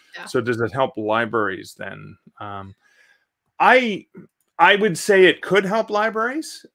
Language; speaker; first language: English; native; English